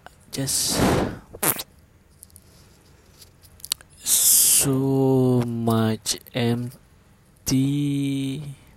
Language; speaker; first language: English; non-native, learner; Indonesian